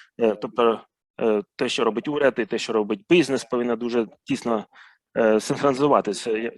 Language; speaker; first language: Ukrainian; non-native, fluent; Arabic